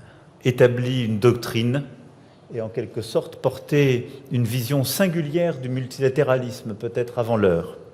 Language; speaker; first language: French; native; French